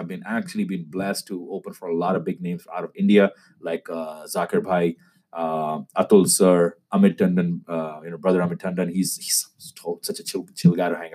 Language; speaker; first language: English; non-native, local second language; Urdu